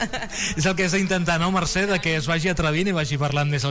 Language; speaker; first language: Catalan; native; Catalan